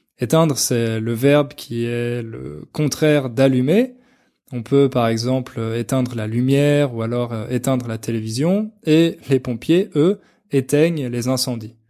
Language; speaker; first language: French; native; French